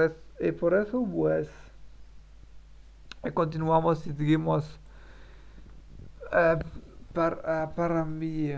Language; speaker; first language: Spanish; non-native, learner; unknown